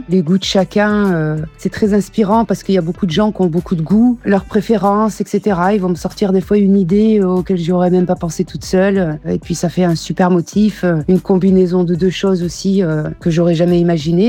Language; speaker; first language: French; early bilingual, other home language; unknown